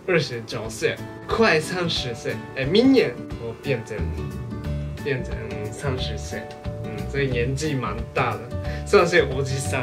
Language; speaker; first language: Chinese; non-native, fluent; Japanese